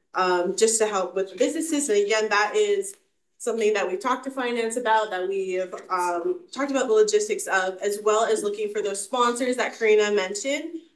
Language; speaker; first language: English; native; English